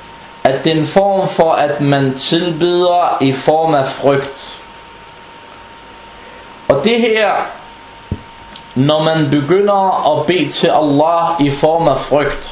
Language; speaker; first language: Danish; non-native, fluent; Arabic